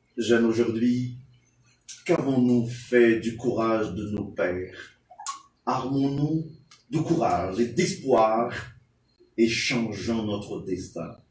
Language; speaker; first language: French; non-native, local second language; Haitian Creole